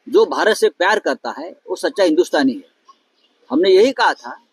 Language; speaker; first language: Hindi; non-native, local second language; Marathi